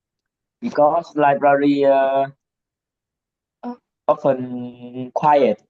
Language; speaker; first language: English; non-native, learner; Vietnamese